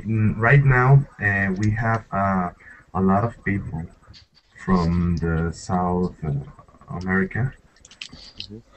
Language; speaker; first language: English; non-native, learner; Spanish